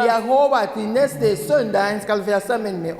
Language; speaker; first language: Danish; non-native, learner; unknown